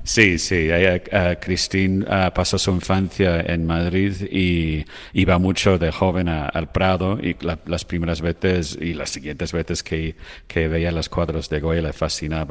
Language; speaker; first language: Spanish; non-native, fluent; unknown